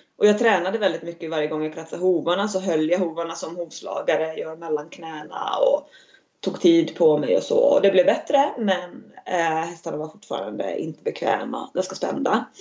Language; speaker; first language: Swedish; native; Swedish